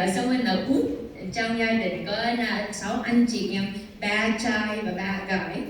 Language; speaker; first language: Vietnamese; early bilingual, heritage; Vietnamese